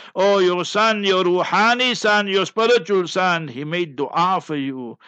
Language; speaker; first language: English; native; English